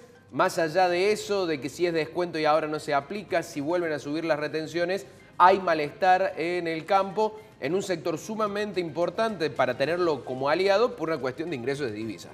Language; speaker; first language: Spanish; native; Spanish